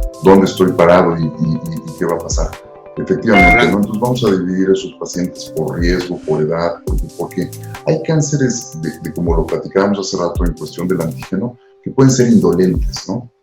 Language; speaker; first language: Spanish; native; Spanish